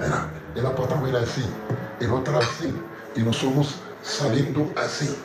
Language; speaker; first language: Spanish; non-native, learner; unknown